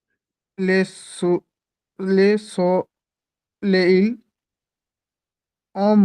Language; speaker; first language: French; non-native, learner; Hindi